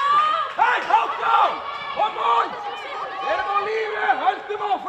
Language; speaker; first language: Icelandic; non-native, learner; Swedish